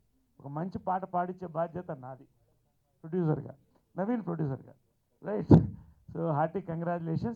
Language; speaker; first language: Telugu; native; Telugu